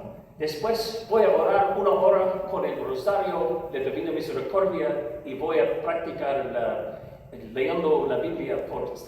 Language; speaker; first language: Spanish; non-native, learner; English